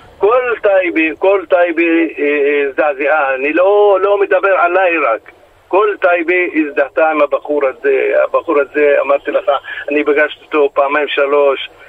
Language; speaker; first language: Hebrew; non-native, local second language; Arabic